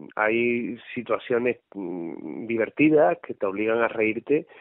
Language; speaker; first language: Spanish; native; Spanish